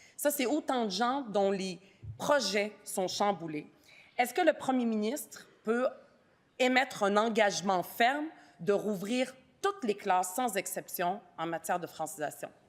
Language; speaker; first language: French; early bilingual, other home language; Arabic